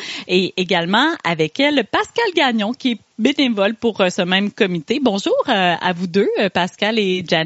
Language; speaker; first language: French; native; French